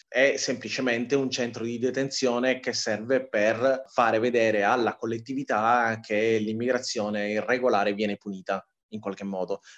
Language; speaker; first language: Italian; early bilingual, other home language; Tigrinya